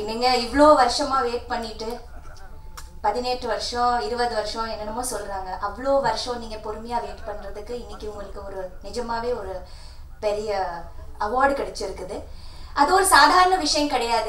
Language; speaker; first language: Tamil; non-native, local second language; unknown